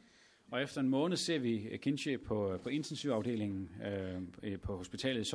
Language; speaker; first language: Danish; native; Danish